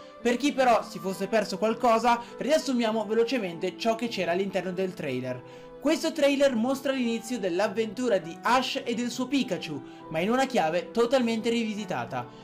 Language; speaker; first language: Italian; native; Italian